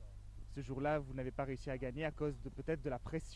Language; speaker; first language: French; non-native, fluent; Arabic